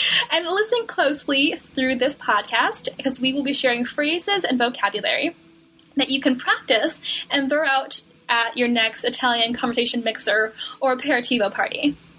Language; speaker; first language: English; native; English